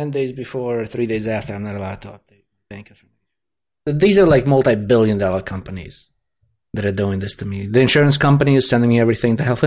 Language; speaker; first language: English; non-native, fluent; Russian